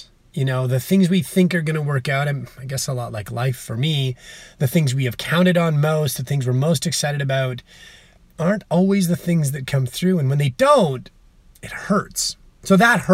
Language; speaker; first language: English; native; English